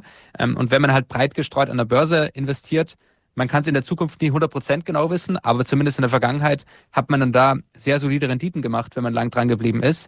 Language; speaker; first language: German; native; German